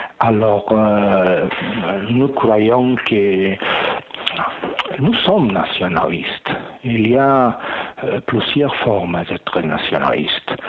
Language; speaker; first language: French; non-native, learner; Catalan